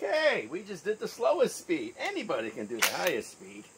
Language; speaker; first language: English; native; English